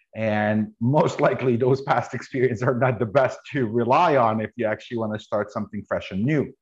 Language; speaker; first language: English; non-native, fluent; Arabic